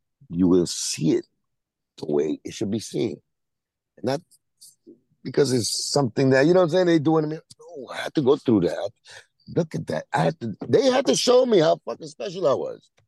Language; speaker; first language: English; non-native, fluent; Spanish